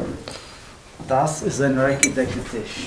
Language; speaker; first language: German; non-native, fluent; English